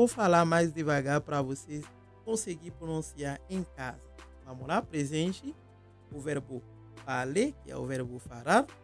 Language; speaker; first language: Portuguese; non-native, local second language; Haitian Creole